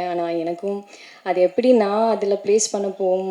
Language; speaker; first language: Tamil; non-native, learner; Malayalam